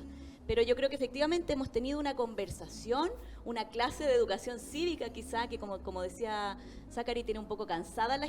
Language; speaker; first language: Spanish; native; Spanish